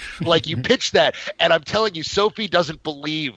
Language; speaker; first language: English; native; English